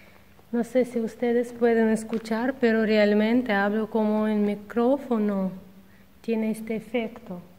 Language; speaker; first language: Spanish; non-native, fluent; Russian